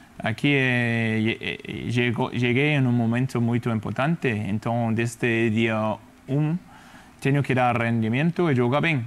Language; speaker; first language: Spanish; non-native, fluent; Danish